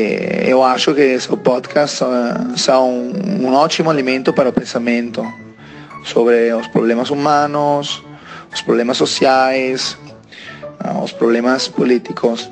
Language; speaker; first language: Portuguese; non-native, learner; Italian